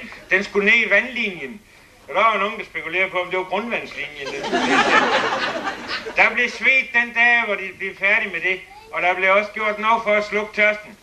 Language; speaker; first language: Danish; native; Danish